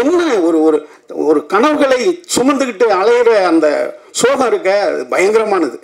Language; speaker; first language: Tamil; native; Tamil